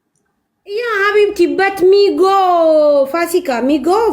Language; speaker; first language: English; non-native, learner; Amharic